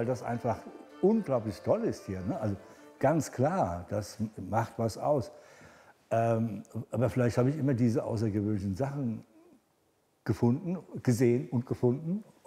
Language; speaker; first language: German; native; German